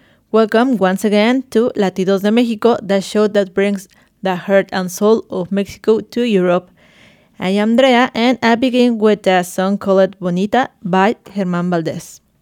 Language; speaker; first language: English; non-native, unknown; Spanish